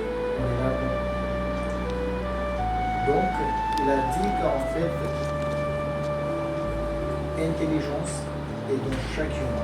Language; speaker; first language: French; non-native, learner; Hindi